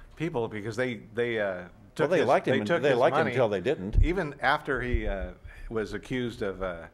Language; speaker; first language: English; native; English